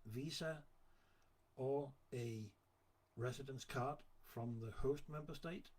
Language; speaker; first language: English; non-native, fluent; Danish